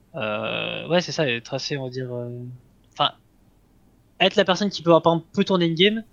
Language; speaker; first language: French; native; French